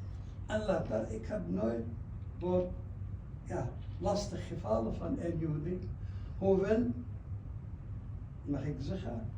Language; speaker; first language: Dutch; non-native, fluent; Arabic